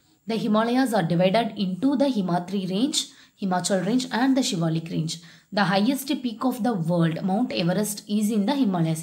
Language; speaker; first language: English; non-native, local second language; Tamil